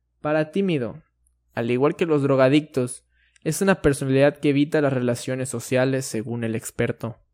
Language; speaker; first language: Spanish; native; Spanish